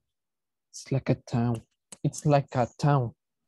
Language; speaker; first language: English; non-native, fluent; Spanish